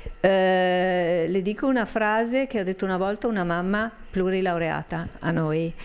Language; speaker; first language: Italian; native; Italian